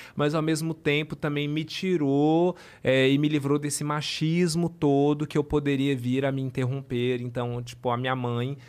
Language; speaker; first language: Portuguese; native; Portuguese